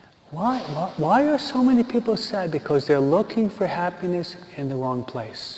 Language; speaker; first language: English; native; English